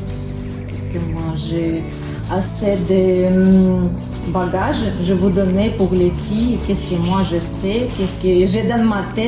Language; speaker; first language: French; non-native, learner; Russian